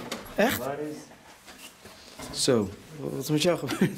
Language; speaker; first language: Dutch; native; Dutch